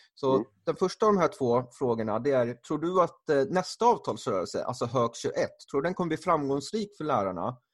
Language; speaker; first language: Swedish; native; Swedish